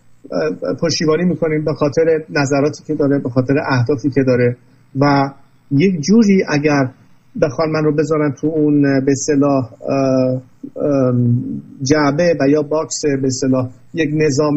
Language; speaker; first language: Persian; native; Persian